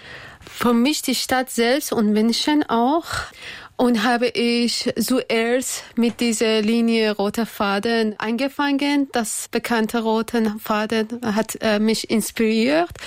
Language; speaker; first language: German; non-native, learner; Persian